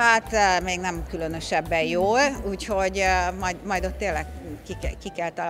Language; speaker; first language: Hungarian; native; Hungarian